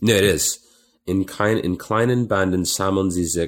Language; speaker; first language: German; non-native, fluent; English